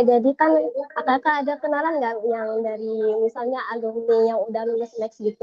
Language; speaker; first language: Indonesian; native; Indonesian